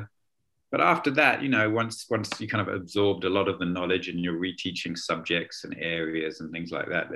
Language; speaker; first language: English; native; English